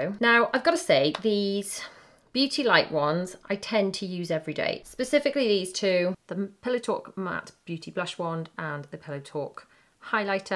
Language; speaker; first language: English; native; English